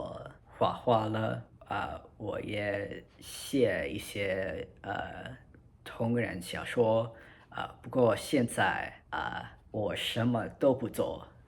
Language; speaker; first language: Chinese; non-native, learner; English